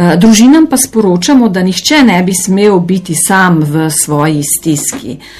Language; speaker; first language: Slovenian; native; Slovenian